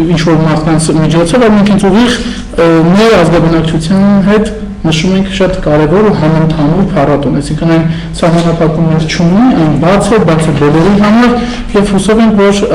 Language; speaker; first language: Armenian; native; Armenian